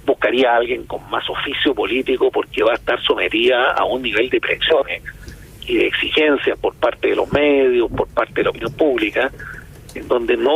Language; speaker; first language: Spanish; native; Spanish